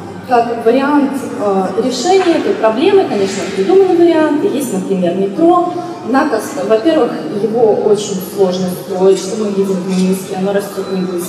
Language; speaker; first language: Russian; native; Russian